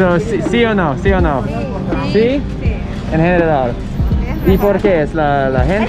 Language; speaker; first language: Spanish; non-native, learner; English